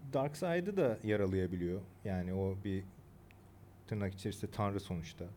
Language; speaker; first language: Turkish; early bilingual, other home language; Korean